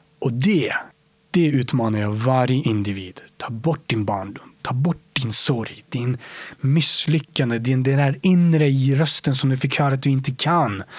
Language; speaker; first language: Swedish; early bilingual, other home language; Romany